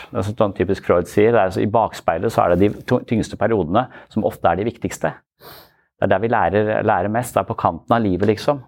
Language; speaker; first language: Norwegian; native; Norwegian